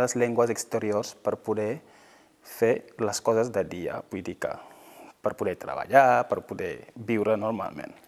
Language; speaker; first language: Catalan; non-native, fluent; Fula